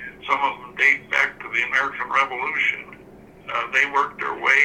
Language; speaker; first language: English; native; English